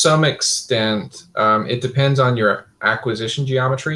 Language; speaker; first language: English; native; English